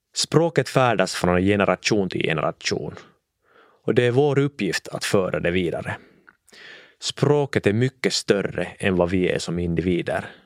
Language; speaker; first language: Swedish; non-native, local second language; Finnish